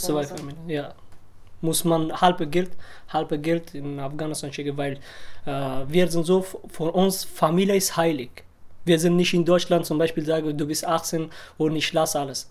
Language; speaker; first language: German; non-native, learner; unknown